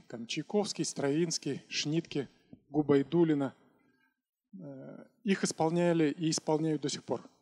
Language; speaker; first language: Russian; native; Russian